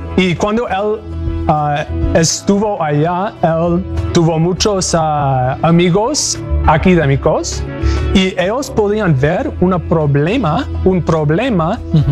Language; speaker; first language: Spanish; non-native, learner; English